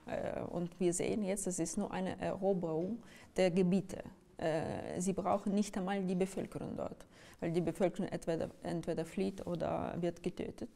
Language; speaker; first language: German; non-native, fluent; Ukrainian